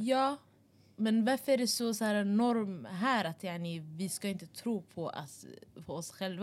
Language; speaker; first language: Swedish; early bilingual, other home language; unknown